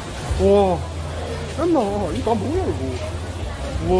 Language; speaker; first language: Korean; native; Korean